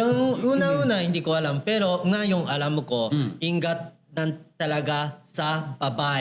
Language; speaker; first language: Filipino; non-native, learner; Japanese